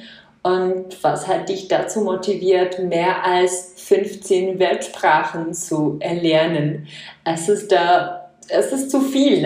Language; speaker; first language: German; non-native, fluent; Czech